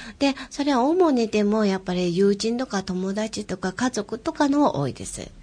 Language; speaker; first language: Japanese; non-native, fluent; Mongolian